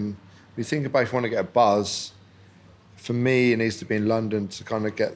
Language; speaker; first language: English; native; English